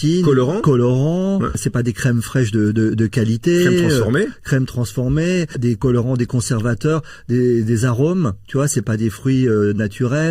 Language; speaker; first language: French; native; French